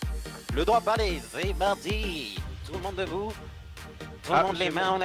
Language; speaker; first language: French; native; French